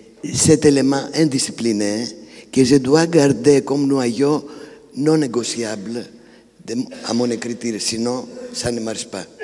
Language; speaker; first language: French; non-native, fluent; Greek